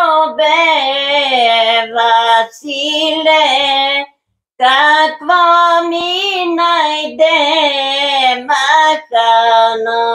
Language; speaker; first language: Bulgarian; native; Bulgarian